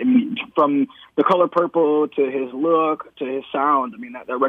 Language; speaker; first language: English; native; English